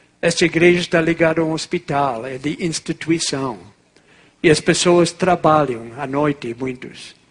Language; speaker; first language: Portuguese; non-native, fluent; English